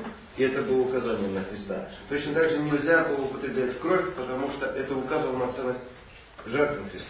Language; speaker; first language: Russian; native; Russian